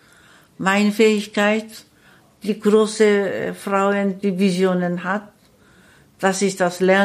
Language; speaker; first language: German; non-native, learner; Korean